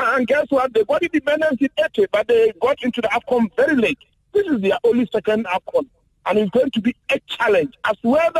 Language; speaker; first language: English; non-native, local second language; Akan